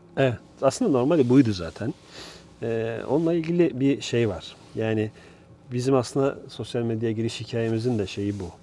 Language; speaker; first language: Turkish; early bilingual, heritage; Turkish